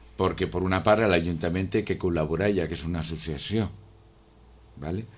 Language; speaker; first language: Catalan; non-native, local second language; Spanish